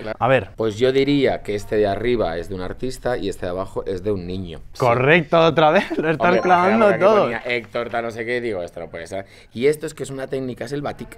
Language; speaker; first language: Spanish; native; Spanish